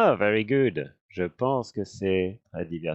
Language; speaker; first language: French; non-native, fluent; English